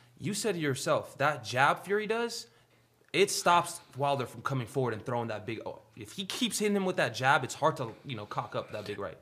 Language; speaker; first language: English; native; English